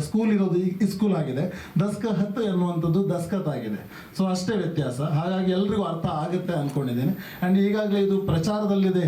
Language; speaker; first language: Kannada; non-native, local second language; Tulu